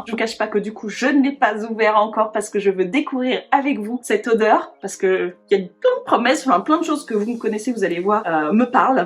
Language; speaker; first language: French; native; French